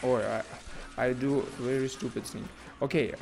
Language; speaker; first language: English; non-native, learner; Russian